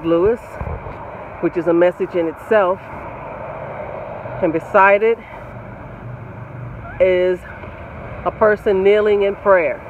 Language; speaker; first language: English; native; English